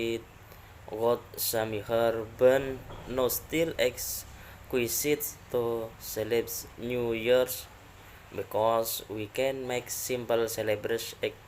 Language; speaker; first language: English; non-native, learner; Indonesian